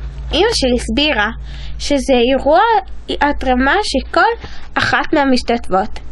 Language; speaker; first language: Hebrew; early bilingual, other home language; English